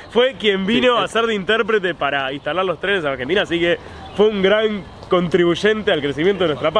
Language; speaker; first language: Spanish; native; Spanish